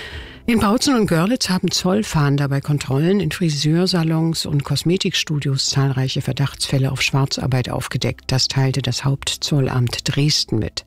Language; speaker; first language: German; native; German